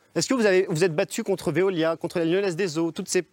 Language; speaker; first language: French; native; French